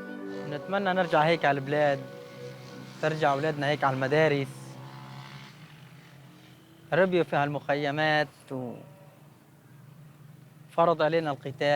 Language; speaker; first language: Arabic; native; Arabic